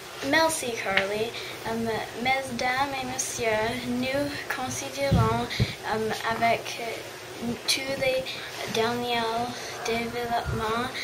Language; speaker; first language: French; non-native, learner; English